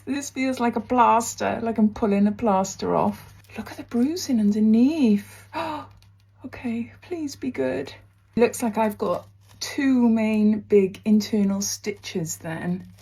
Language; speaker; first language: English; native; English